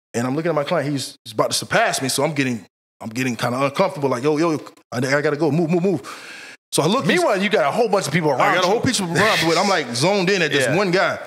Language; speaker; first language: English; native; English